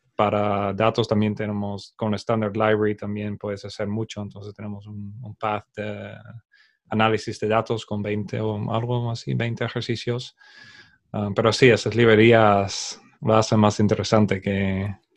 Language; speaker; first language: Spanish; non-native, fluent; Dutch